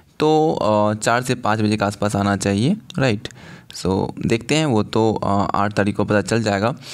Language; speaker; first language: Hindi; native; Hindi